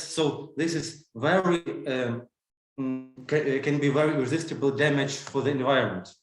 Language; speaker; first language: English; non-native, learner; Ukrainian